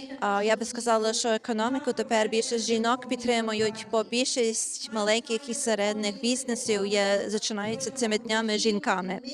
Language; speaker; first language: Ukrainian; early bilingual, heritage; Ukrainian